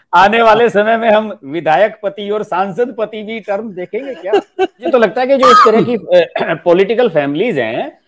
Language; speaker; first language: Hindi; native; Hindi